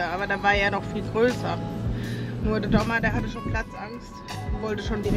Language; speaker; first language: German; native; German